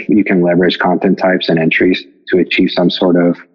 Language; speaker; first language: English; non-native, fluent; Spanish